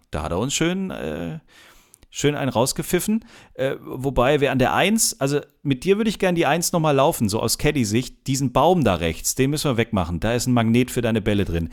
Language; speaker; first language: German; native; German